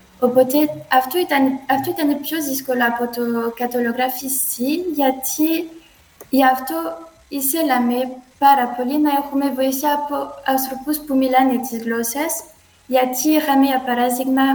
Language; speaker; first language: Greek; non-native, learner; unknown